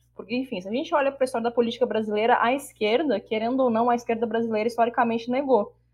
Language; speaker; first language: Portuguese; native; Portuguese